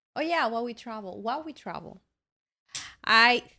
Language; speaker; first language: English; early bilingual, other home language; Spanish